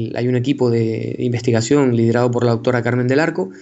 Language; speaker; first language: Spanish; native; Spanish